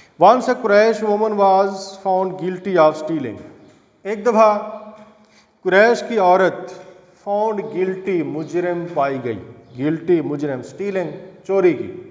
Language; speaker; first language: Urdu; non-native, local second language; Saraiki